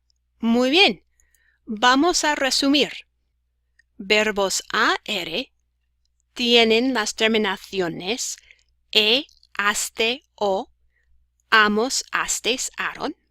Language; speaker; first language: Spanish; non-native, fluent; English